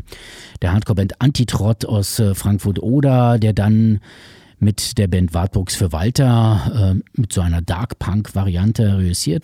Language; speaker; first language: German; native; German